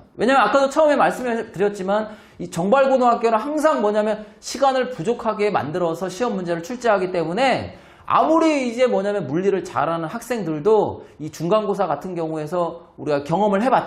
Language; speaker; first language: Korean; native; Korean